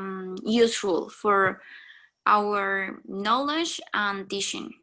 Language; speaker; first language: English; non-native, learner; Spanish